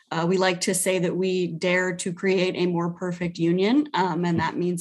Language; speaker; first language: English; native; English